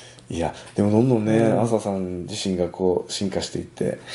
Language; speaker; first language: Japanese; native; Japanese